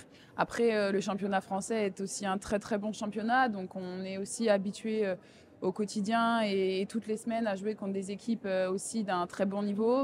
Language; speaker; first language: French; native; French